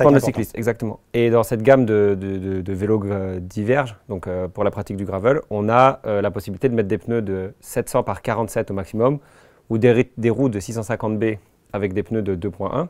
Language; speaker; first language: French; native; French